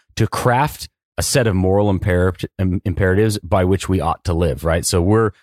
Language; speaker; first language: English; native; English